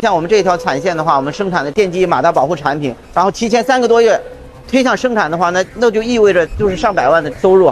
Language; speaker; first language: Chinese; native; Chinese